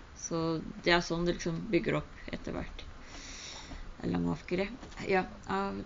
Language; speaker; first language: Norwegian; early bilingual, other home language; Urdu